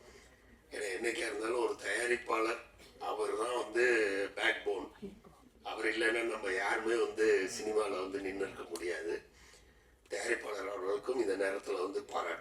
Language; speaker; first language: Tamil; native; Tamil